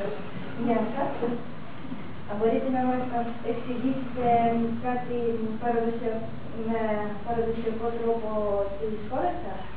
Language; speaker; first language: Greek; non-native, learner; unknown